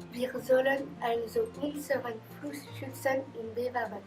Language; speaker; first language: German; non-native, learner; French